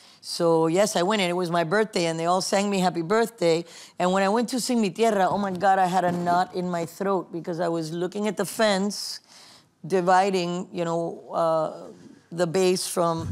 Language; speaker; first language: English; early bilingual, other home language; Spanish